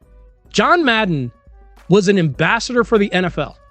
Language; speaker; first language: English; native; English